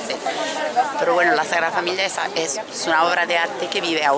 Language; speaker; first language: Spanish; non-native, fluent; Italian